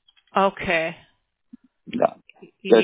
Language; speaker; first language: Spanish; non-native, learner; English